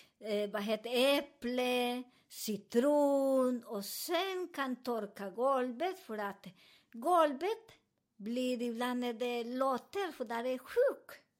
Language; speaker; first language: Swedish; non-native, learner; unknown